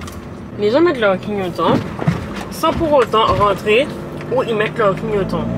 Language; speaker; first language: French; native; French